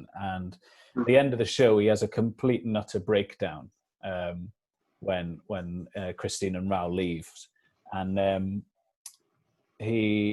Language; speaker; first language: English; native; English